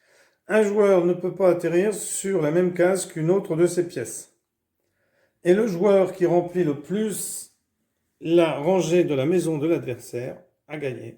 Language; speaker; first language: French; native; French